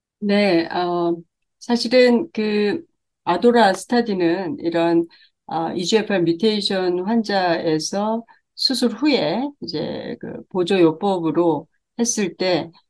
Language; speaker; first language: Korean; native; Korean